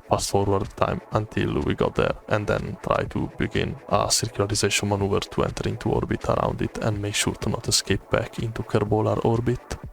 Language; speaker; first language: English; non-native, fluent; Italian